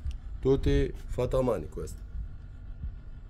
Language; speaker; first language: Italian; non-native, learner; Arabic